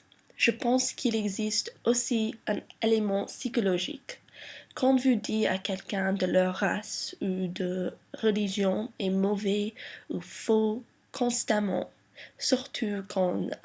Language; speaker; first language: French; non-native, learner; English